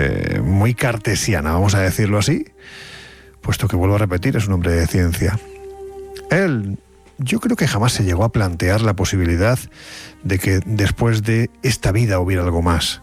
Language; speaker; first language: Spanish; native; Spanish